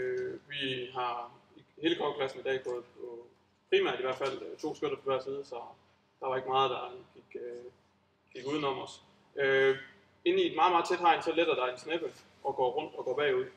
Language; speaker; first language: Danish; native; Danish